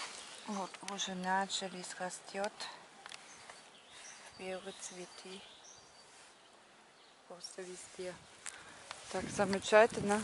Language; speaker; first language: Russian; non-native, learner; German